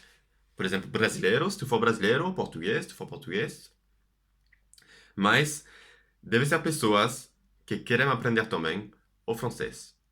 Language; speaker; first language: Portuguese; non-native, fluent; French